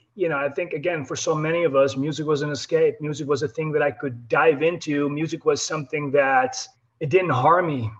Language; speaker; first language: English; non-native, fluent; Dutch